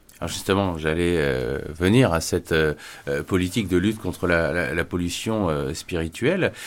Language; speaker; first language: French; native; French